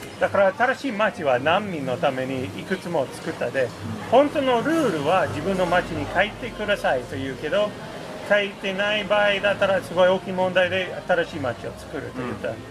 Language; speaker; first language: Japanese; non-native, fluent; English